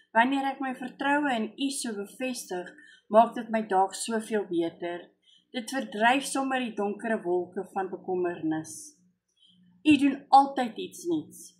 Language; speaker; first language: Afrikaans; non-native, local second language; English